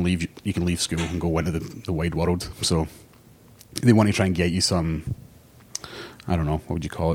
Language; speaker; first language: English; native; English